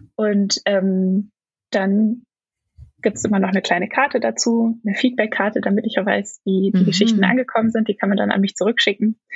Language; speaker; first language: German; native; German